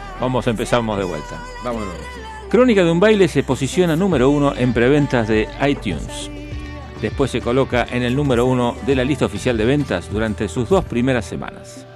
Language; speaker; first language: Spanish; native; Spanish